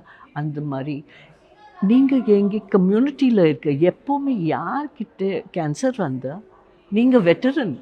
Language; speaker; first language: Tamil; non-native, learner; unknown